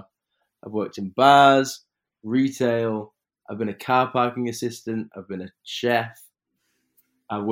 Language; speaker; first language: English; native; English